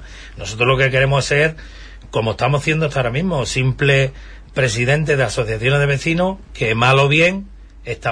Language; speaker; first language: Spanish; native; Spanish